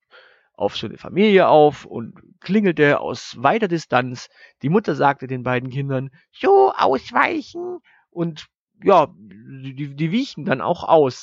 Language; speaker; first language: German; native; German